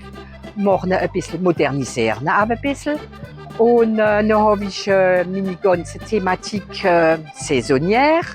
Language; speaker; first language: German; non-native, local second language; Swiss German